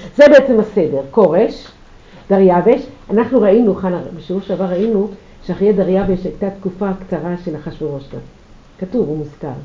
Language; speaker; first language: Hebrew; native; Hebrew